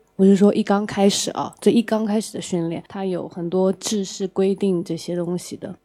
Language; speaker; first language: Chinese; early bilingual, other home language; Cantonese